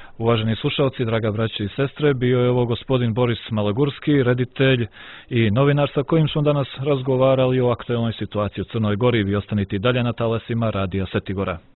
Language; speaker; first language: Serbian; native; Serbian